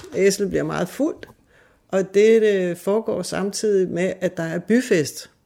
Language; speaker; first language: Danish; native; Danish